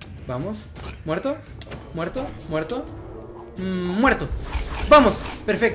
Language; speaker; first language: Spanish; native; Spanish